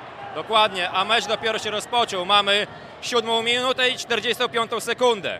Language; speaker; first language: Polish; native; Polish